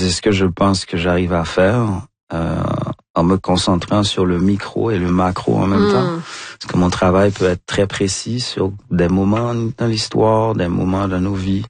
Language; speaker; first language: French; native; French